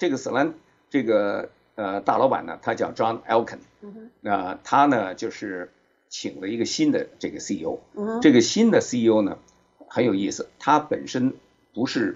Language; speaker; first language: Chinese; native; Chinese